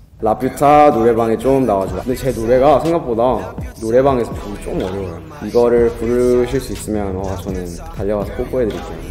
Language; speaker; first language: Korean; early bilingual, heritage; Korean